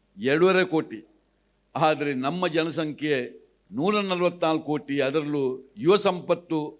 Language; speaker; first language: Kannada; non-native, local second language; Tulu